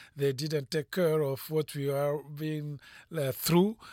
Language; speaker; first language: English; non-native, fluent; French